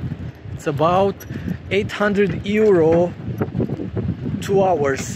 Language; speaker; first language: English; non-native, fluent; Romanian